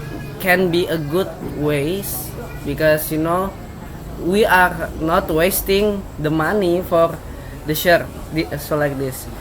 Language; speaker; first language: English; non-native, learner; Indonesian